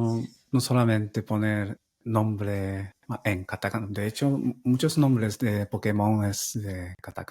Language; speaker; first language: Spanish; non-native, fluent; Japanese